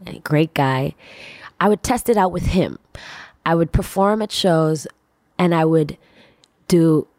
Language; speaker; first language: English; non-native, local second language; Swahili